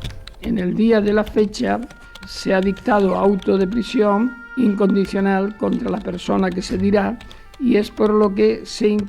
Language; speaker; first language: Spanish; native; Spanish